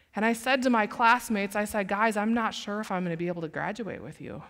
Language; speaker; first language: English; native; English